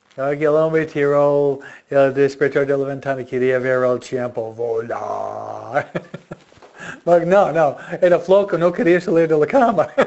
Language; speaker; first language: Spanish; non-native, fluent; English